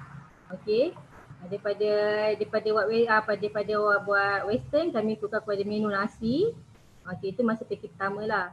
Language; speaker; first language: Malay; native; Malay